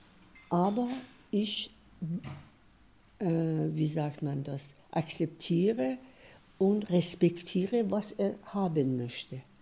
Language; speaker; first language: German; non-native, fluent; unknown